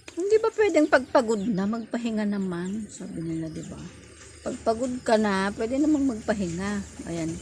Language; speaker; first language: Filipino; native; Filipino